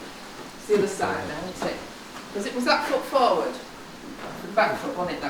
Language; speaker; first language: English; native; English